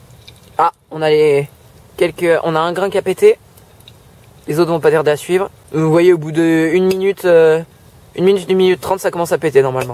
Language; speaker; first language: French; native; French